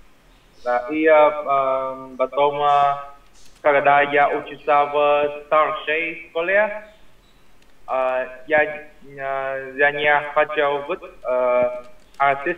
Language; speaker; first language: Russian; non-native, learner; Vietnamese